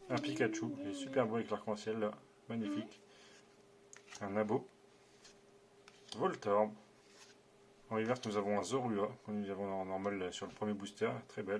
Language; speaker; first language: French; native; French